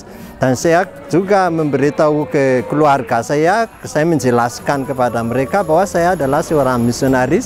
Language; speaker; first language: Indonesian; non-native, fluent; Malagasy